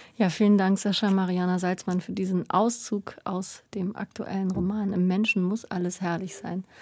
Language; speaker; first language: German; native; German